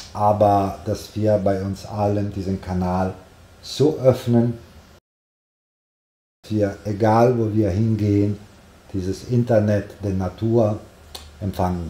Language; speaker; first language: German; non-native, fluent; Italian